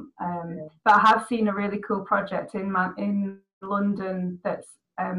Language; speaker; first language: English; native; English